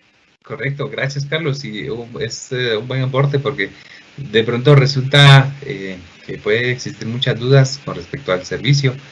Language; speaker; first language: Spanish; native; Spanish